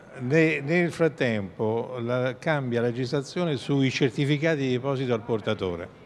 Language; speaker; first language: Italian; native; Italian